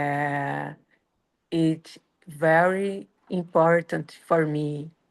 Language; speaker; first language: English; non-native, learner; Portuguese